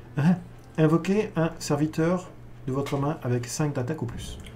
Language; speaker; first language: French; native; French